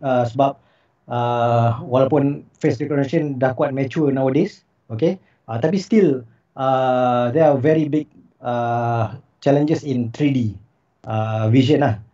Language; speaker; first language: English; non-native, local second language; Malay